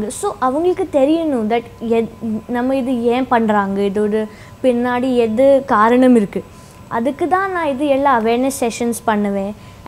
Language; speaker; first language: Tamil; non-native, local second language; Hindi